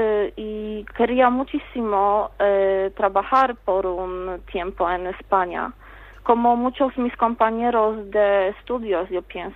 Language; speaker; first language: Spanish; non-native, fluent; Polish